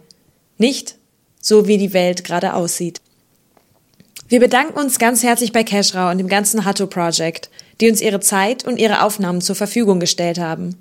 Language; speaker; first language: German; native; German